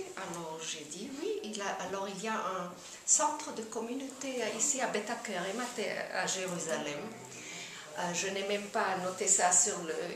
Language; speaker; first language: French; non-native, fluent; German